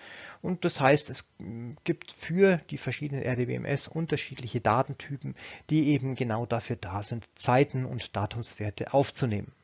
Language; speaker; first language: German; native; German